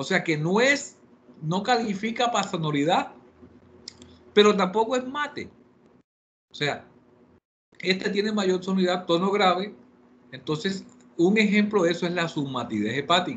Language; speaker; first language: Spanish; native; Spanish